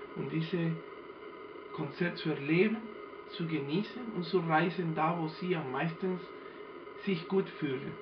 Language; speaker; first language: German; non-native, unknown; Spanish